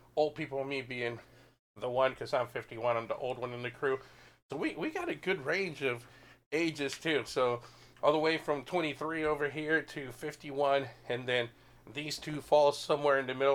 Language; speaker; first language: English; native; English